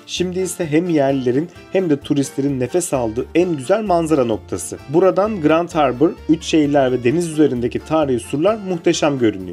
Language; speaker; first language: Turkish; native; Turkish